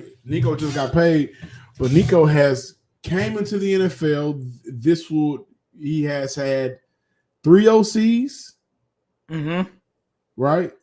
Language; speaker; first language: English; native; English